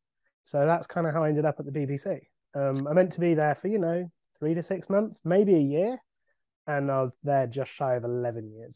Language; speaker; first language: English; native; English